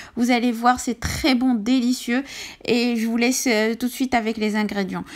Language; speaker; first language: French; non-native, local second language; Arabic